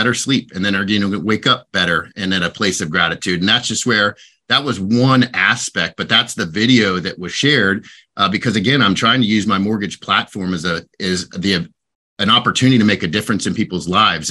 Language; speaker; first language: English; native; English